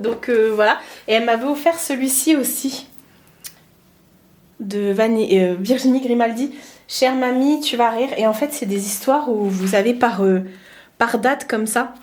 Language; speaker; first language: French; native; French